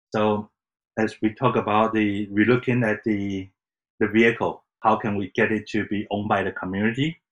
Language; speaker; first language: English; non-native, fluent; Chinese